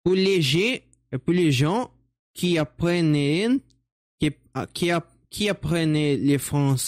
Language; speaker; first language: French; non-native, learner; Portuguese